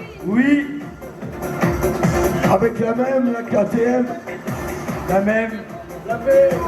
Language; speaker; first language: French; native; French